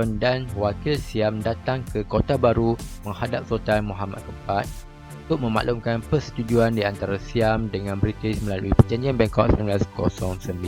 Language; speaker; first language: Malay; native; Malay